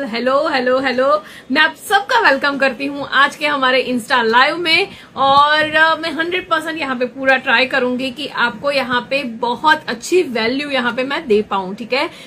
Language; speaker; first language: Hindi; non-native, local second language; Gujarati